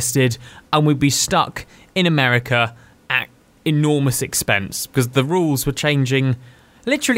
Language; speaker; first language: English; native; English